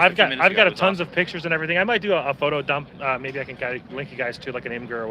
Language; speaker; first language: English; native; English